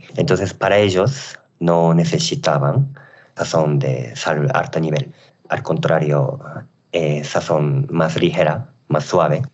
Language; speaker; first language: Spanish; non-native, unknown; Japanese